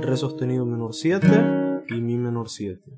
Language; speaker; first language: Spanish; native; Spanish